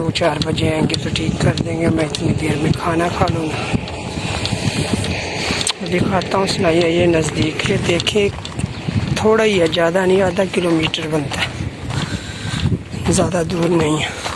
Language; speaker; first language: Hindi; non-native, local second language; Punjabi